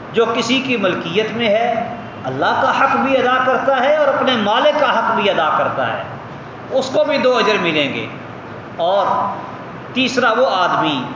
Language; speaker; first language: Urdu; non-native, local second language; Punjabi